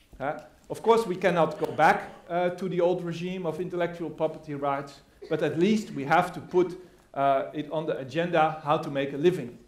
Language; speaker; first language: English; non-native, fluent; Dutch